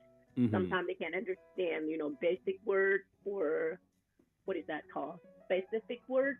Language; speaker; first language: English; non-native, fluent; Thai